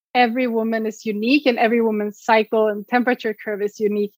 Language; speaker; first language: English; non-native, fluent; Swedish